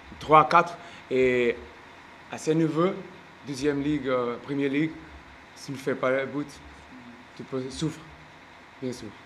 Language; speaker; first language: French; non-native, learner; Portuguese